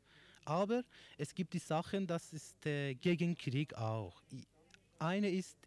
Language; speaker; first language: German; non-native, learner; Persian